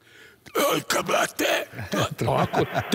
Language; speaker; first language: Serbian; native; Serbian